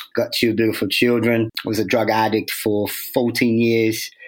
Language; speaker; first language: English; non-native, fluent; Portuguese